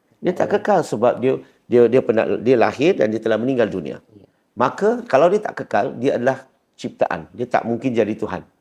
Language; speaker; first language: Malay; non-native, local second language; Chinese